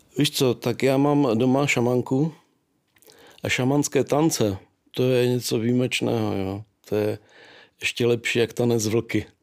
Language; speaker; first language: Czech; native; Czech